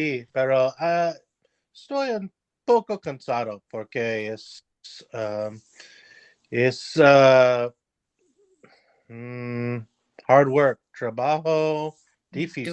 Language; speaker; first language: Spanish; non-native, learner; English